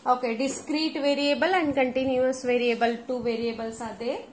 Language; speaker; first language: English; non-native, local second language; Kannada